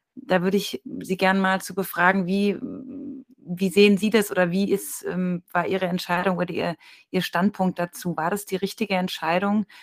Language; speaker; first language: German; native; German